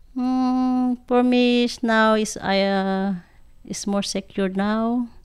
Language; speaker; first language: English; non-native, local second language; Iloko